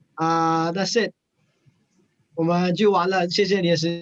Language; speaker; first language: Chinese; non-native, fluent; English